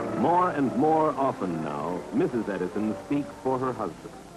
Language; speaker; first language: English; native; English